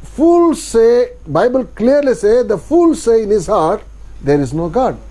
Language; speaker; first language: English; non-native, local second language; Kannada